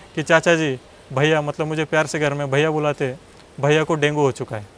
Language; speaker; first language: Hindi; non-native, local second language; Marathi